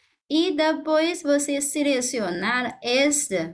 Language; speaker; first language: Portuguese; non-native, fluent; Chinese